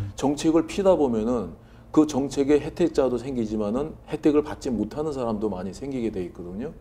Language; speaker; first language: Korean; native; Korean